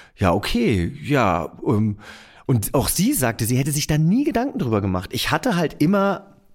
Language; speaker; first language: German; native; German